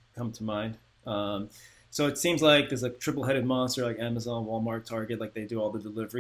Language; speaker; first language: English; native; English